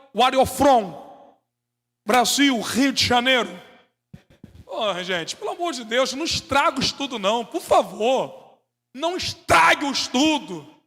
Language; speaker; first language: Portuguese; native; Portuguese